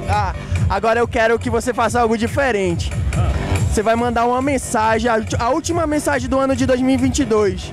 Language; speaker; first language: Portuguese; native; Portuguese